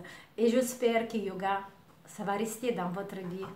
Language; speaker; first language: French; non-native, learner; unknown